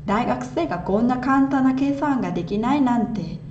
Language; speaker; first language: Japanese; non-native, fluent; Vietnamese